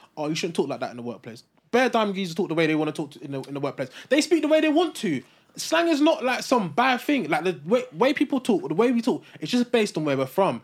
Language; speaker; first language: English; native; English